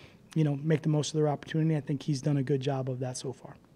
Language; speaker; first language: English; native; English